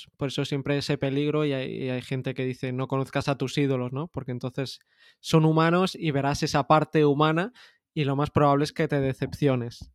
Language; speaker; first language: Spanish; native; Spanish